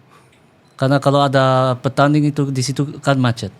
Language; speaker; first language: Indonesian; early bilingual, heritage; Dutch